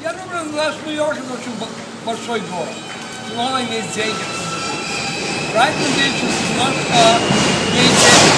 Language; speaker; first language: Russian; early bilingual, heritage; Russian